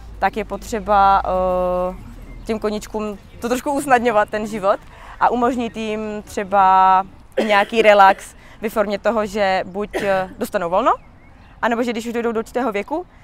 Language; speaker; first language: Czech; native; Czech